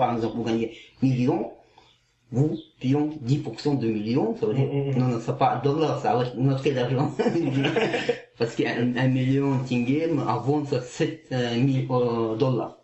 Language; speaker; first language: French; non-native, learner; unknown